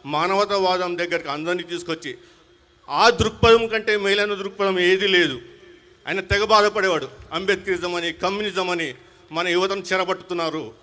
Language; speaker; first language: Telugu; non-native, local second language; Hindi